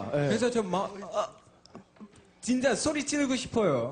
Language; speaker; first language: Korean; non-native, learner; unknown